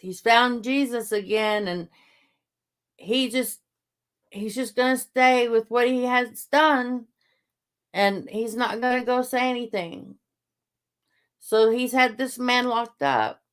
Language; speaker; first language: English; native; English